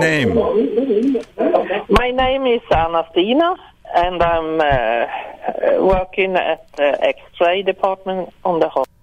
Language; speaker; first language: English; non-native, learner; Swedish